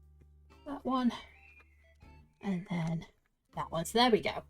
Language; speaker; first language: English; native; English